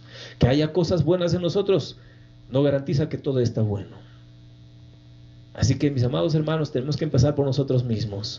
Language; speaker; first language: Spanish; native; Spanish